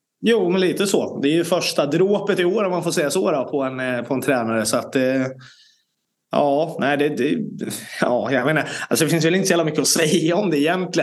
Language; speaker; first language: Swedish; native; Swedish